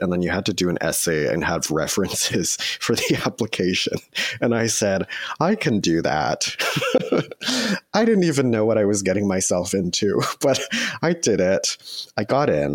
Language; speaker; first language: English; native; English